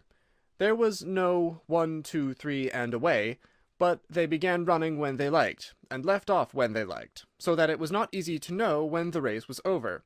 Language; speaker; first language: English; native; English